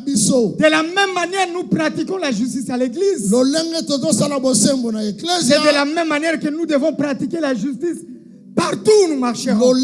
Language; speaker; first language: French; non-native, local second language; Lingala